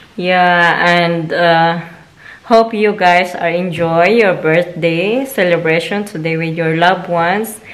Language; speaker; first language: English; non-native, local second language; Filipino